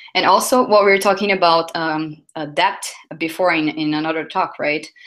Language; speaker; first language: English; non-native, fluent; Portuguese